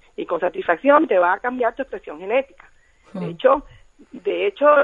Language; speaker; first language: Spanish; native; Spanish